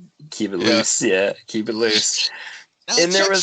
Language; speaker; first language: English; native; English